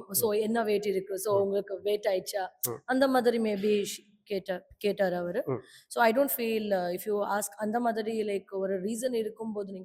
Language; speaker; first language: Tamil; non-native, learner; Malayalam